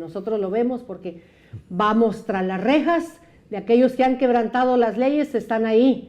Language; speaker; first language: Spanish; native; Spanish